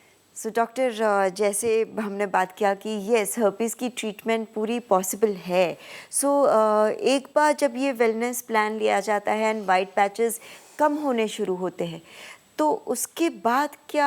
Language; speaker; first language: Hindi; native; Hindi